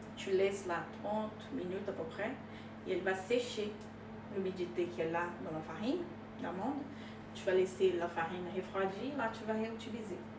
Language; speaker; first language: French; non-native, fluent; Portuguese